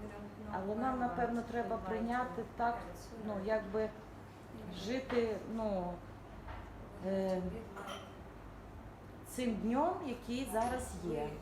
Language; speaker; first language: Ukrainian; native; Ukrainian